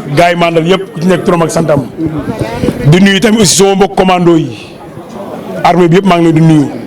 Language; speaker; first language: Wolof; native; Wolof